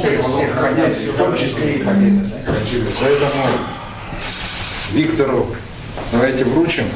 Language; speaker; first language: Russian; native; Russian